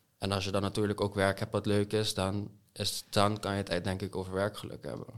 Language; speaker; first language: Dutch; non-native, local second language; Papiamento